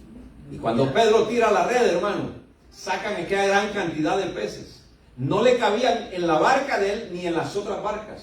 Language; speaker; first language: Spanish; native; Spanish